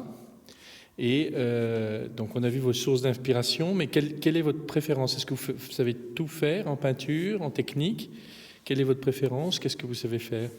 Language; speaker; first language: French; native; French